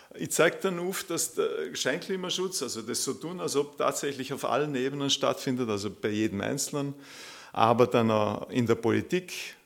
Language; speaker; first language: German; native; German